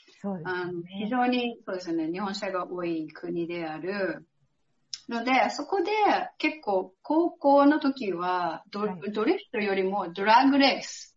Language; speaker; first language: Japanese; non-native, fluent; English